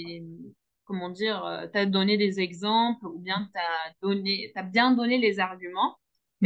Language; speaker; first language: French; non-native, fluent; Turkish